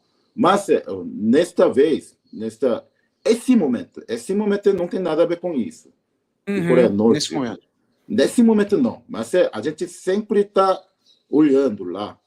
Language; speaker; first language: Portuguese; non-native, learner; Korean